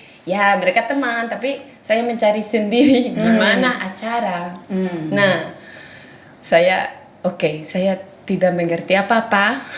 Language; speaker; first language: Indonesian; non-native, fluent; Spanish